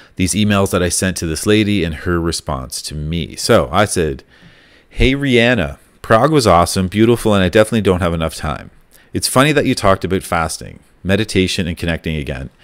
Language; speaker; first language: English; native; English